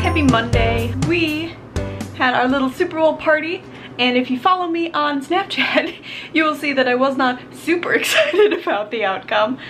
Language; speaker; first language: English; native; English